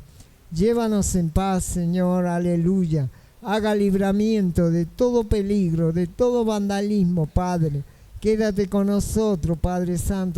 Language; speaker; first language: Spanish; native; Spanish